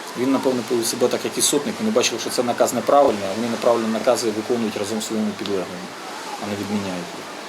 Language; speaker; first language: Ukrainian; native; Ukrainian